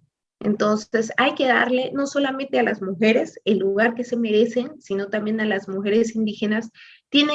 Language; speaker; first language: Spanish; native; Spanish